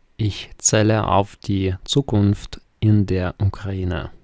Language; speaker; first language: German; non-native, fluent; Ukrainian